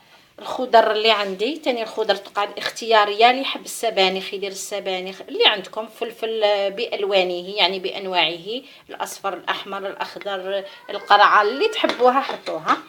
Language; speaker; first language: Arabic; native; Arabic